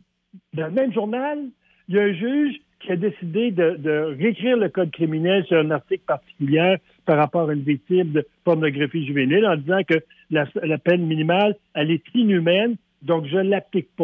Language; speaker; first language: French; native; French